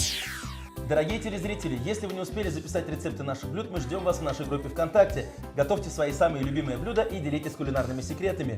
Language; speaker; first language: Russian; native; Russian